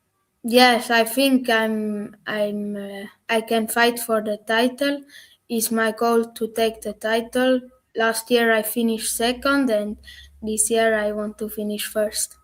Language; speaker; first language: English; non-native, learner; German